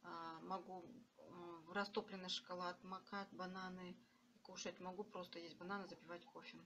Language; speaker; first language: Russian; native; Russian